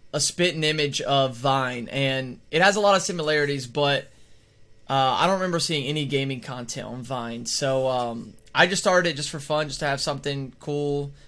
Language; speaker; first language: English; native; English